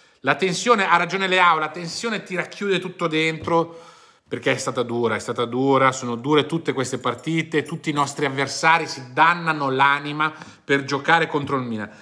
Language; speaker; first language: Italian; native; Italian